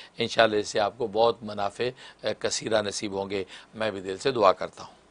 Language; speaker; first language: Urdu; native; Urdu